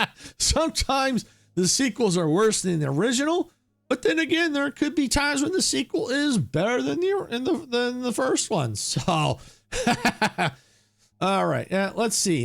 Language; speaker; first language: English; native; English